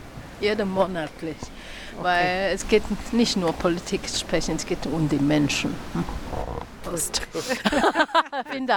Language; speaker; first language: German; non-native, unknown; Chinese